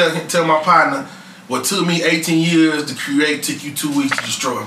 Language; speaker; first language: English; native; English